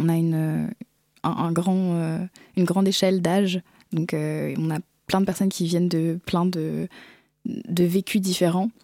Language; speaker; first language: French; native; French